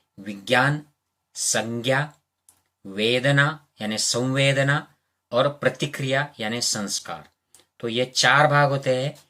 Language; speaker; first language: Hindi; non-native, local second language; Marathi